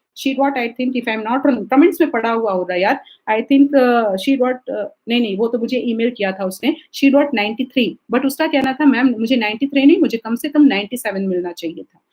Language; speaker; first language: Hindi; native; Hindi